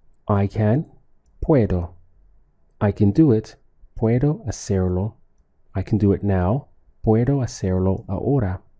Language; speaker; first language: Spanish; non-native, fluent; English